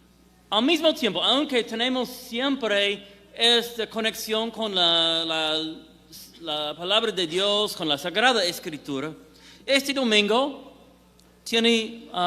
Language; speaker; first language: Spanish; non-native, fluent; English